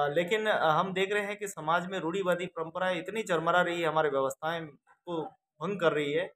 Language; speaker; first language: Hindi; native; Hindi